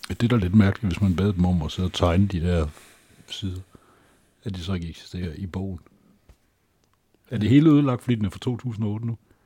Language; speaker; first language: Danish; native; Danish